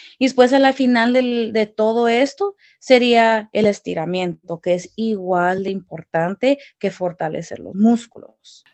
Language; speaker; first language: Spanish; early bilingual, heritage; Spanish